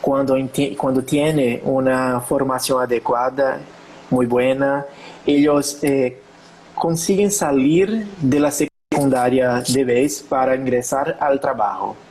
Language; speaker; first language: Spanish; non-native, learner; Portuguese